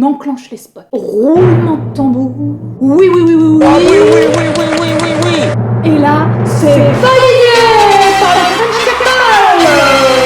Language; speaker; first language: French; native; French